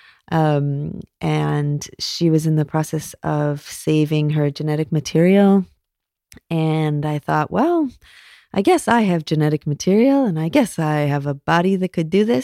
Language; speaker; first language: English; native; English